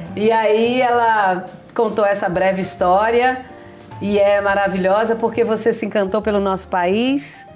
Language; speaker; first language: Portuguese; native; Portuguese